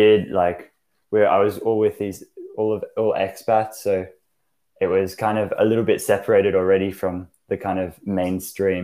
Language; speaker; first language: English; native; English